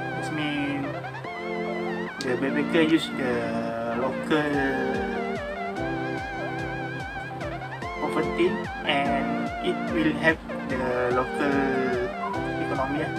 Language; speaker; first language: English; non-native, learner; Malay